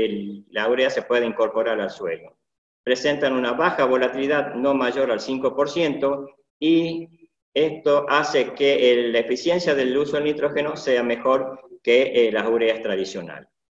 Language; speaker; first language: Spanish; native; Spanish